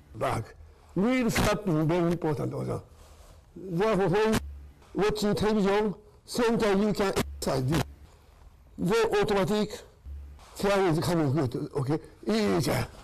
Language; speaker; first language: English; non-native, learner; Japanese